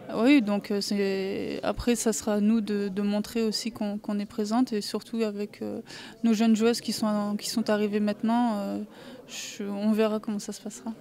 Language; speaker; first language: French; native; French